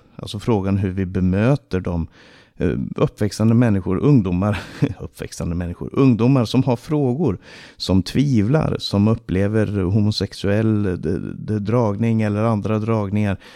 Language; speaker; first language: Swedish; native; Swedish